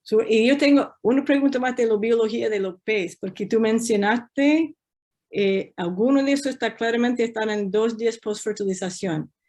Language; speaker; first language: Spanish; non-native, fluent; English